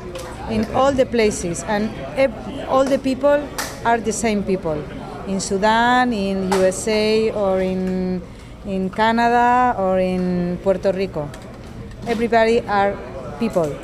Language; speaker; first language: English; non-native, learner; Spanish